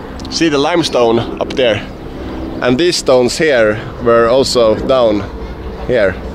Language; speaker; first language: English; non-native, fluent; Swedish